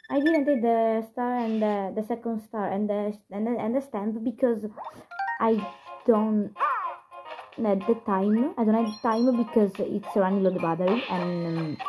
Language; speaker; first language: English; non-native, learner; Italian